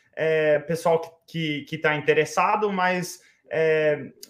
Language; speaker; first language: Portuguese; early bilingual, heritage; English